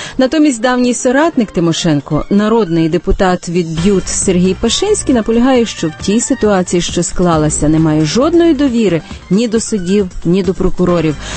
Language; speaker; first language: Ukrainian; native; Ukrainian